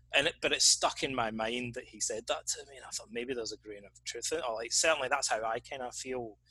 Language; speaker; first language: English; native; English